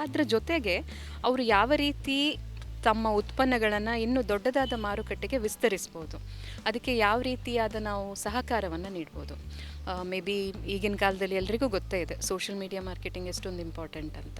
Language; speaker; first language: Kannada; native; Kannada